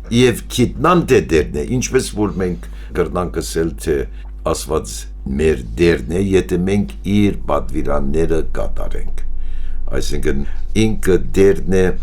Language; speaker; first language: Armenian; early bilingual, heritage; Armenian